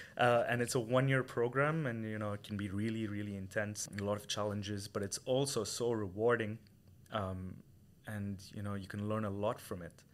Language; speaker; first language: English; non-native, local second language; Tamil